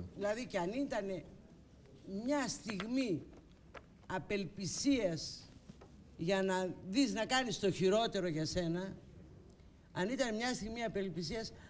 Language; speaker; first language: Greek; native; Greek